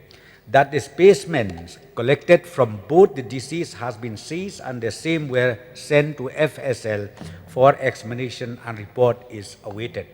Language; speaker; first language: English; non-native, local second language; Khasi